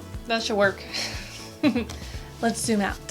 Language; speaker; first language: English; native; English